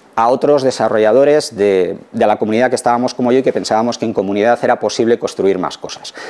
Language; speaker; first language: Spanish; native; Spanish